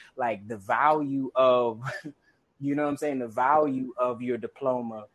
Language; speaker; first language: English; native; English